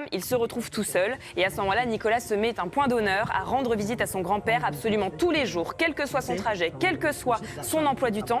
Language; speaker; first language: French; native; French